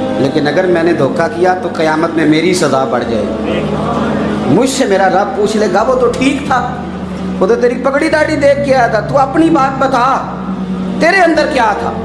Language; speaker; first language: Urdu; non-native, local second language; Punjabi